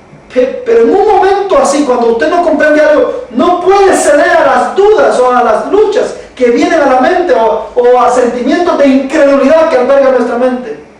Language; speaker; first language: Spanish; native; Spanish